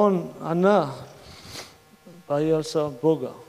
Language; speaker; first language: Russian; non-native, learner; Georgian